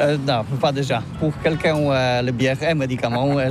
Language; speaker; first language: French; non-native, learner; Polish